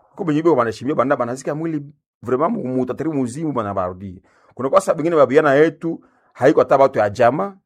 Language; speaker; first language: Swahili; non-native, local second language; Nande